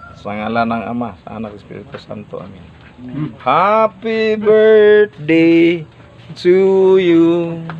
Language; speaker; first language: Filipino; native; Filipino